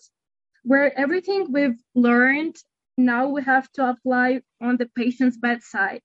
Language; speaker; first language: English; non-native, fluent; Russian